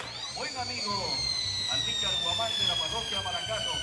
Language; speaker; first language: Spanish; native; Spanish